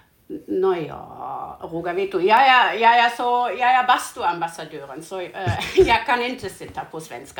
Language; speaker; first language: Swedish; non-native, learner; German